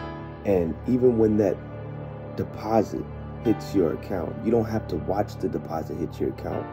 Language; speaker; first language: English; native; English